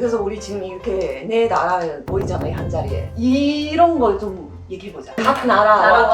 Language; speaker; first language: Korean; non-native, fluent; Chinese